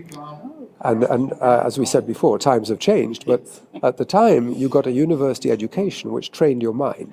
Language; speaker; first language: English; native; English